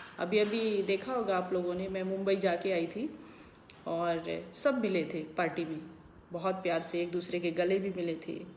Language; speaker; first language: Hindi; native; Hindi